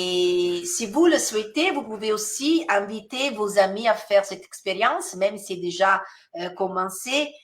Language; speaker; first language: French; non-native, fluent; Italian